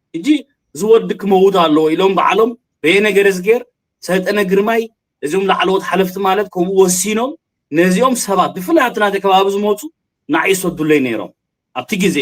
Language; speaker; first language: Tigrinya; early bilingual, heritage; Tigrinya